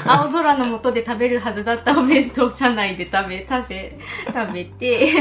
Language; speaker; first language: Japanese; native; Japanese